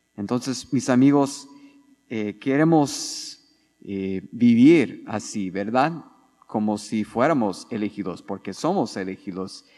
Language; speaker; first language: Spanish; non-native, fluent; English